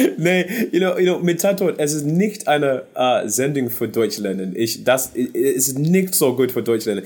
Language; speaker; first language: German; non-native, learner; English